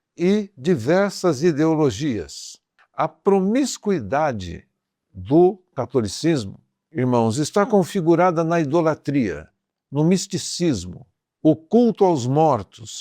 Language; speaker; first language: Portuguese; native; Portuguese